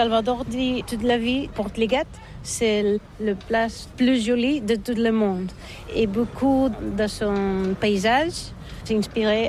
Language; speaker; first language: French; non-native, learner; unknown